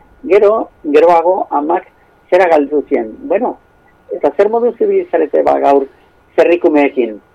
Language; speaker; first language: Basque; non-native, local second language; Spanish